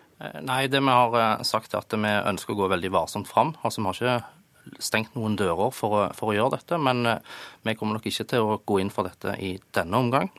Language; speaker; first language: Norwegian; native; Norwegian